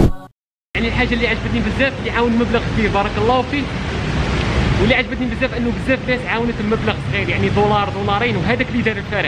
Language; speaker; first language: Arabic; native; Arabic